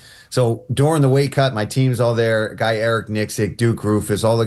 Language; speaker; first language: English; native; English